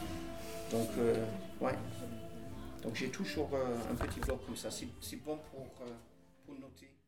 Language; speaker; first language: French; non-native, fluent; English